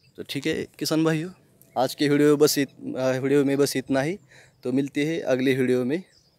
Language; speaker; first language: Hindi; non-native, local second language; Marathi